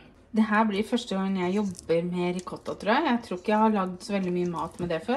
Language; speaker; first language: Norwegian; native; Norwegian